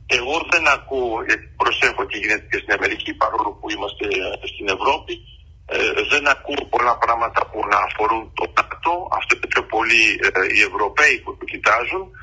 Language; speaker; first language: Greek; early bilingual, heritage; Greek